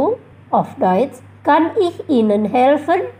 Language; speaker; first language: German; non-native, fluent; Indonesian